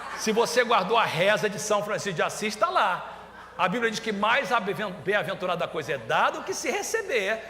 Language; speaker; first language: Portuguese; native; Portuguese